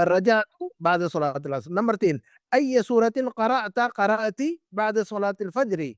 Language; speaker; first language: Arabic; non-native, fluent; Urdu